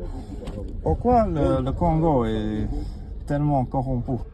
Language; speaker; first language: French; non-native, learner; English